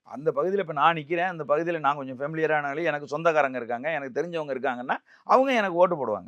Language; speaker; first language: Tamil; native; Tamil